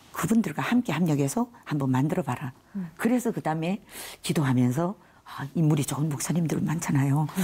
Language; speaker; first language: Korean; native; Korean